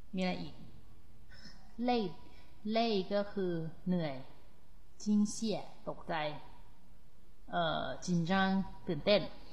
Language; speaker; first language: Thai; native; Thai